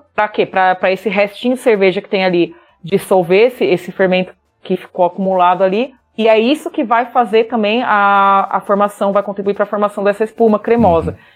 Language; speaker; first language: Portuguese; native; Portuguese